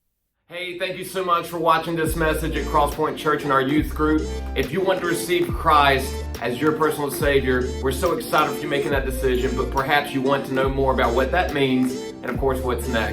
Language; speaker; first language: English; native; English